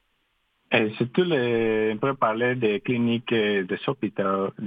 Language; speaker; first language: French; non-native, fluent; Spanish